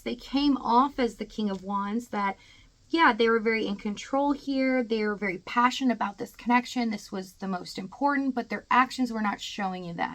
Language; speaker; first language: English; native; English